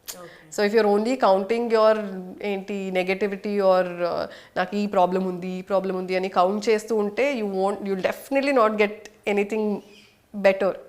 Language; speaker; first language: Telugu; non-native, fluent; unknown